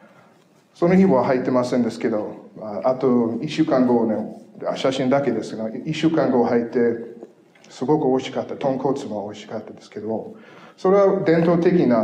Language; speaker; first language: Japanese; non-native, fluent; English